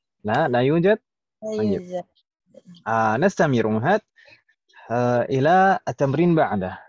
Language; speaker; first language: Arabic; non-native, fluent; Indonesian